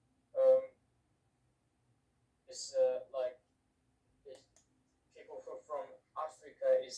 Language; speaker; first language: English; non-native, learner; Korean